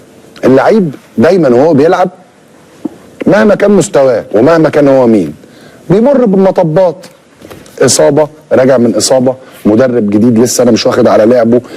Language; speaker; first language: Arabic; native; Arabic